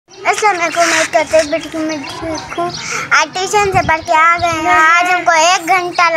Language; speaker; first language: Hindi; non-native, local second language; Saraiki